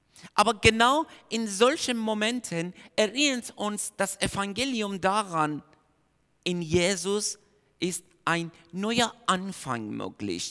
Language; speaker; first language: German; non-native, fluent; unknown